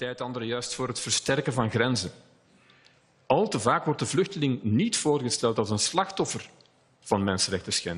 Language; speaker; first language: Dutch; native; Dutch